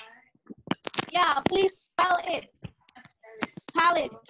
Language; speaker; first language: English; non-native, learner; Indonesian